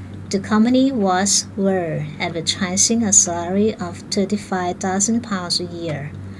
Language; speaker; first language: English; non-native, fluent; Thai